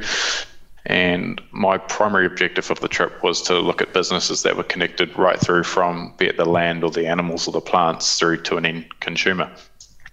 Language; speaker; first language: English; native; English